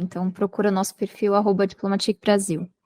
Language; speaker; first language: Portuguese; native; Portuguese